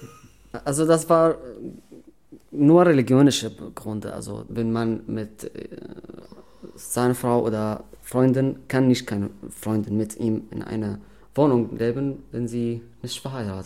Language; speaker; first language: German; non-native, learner; Arabic